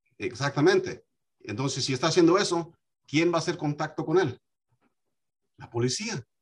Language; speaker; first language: Spanish; early bilingual, heritage; Spanish